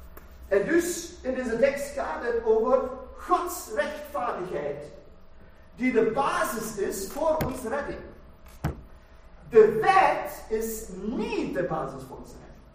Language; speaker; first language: Dutch; non-native, fluent; German